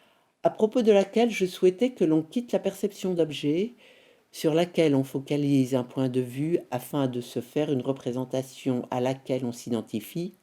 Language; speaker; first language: French; native; French